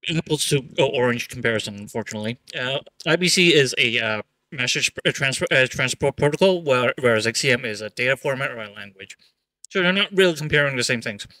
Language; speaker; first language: English; non-native, fluent; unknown